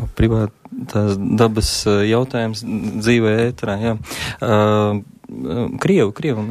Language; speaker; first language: Latvian; non-native, local second language; Russian